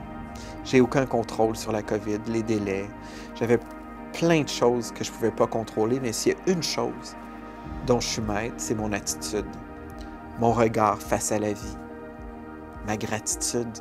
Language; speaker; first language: French; native; French